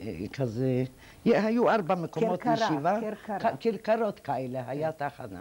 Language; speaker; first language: Hebrew; non-native, fluent; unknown